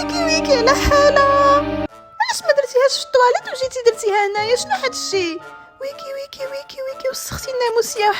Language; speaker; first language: Arabic; native; Arabic